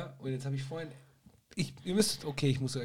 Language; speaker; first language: German; native; German